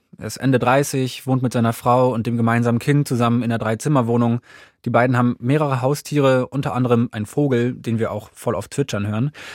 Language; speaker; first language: German; native; German